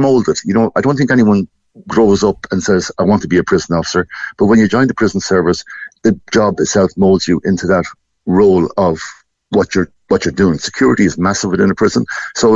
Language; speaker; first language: English; native; English